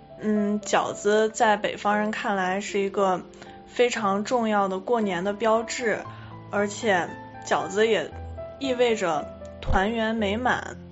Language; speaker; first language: Chinese; native; Chinese